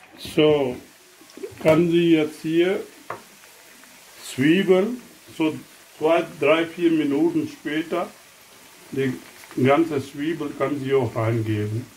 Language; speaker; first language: German; non-native, learner; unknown